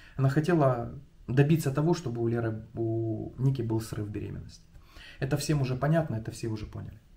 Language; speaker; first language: Russian; non-native, local second language; Ukrainian